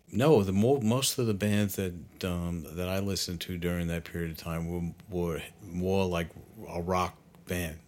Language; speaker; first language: English; native; English